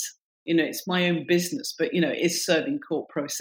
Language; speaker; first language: English; native; English